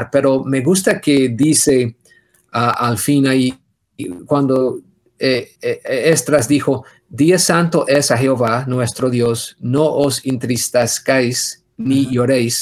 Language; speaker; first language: Spanish; non-native, fluent; English